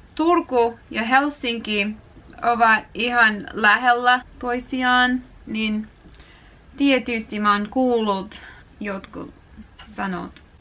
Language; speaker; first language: Finnish; non-native, learner; English